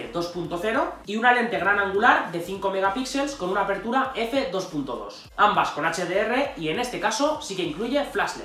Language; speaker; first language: Spanish; native; Spanish